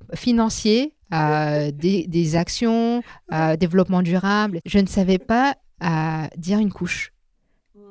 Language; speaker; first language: French; non-native, local second language; Min Nan Chinese